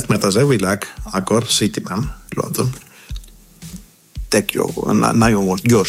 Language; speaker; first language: Hungarian; non-native, learner; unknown